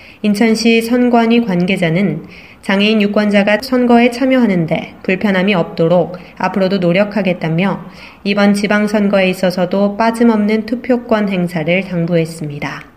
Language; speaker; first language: Korean; native; Korean